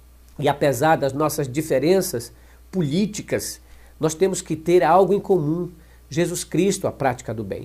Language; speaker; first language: Portuguese; native; Portuguese